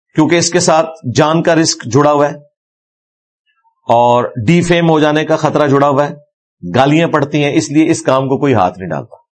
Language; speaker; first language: Urdu; non-native, local second language; Punjabi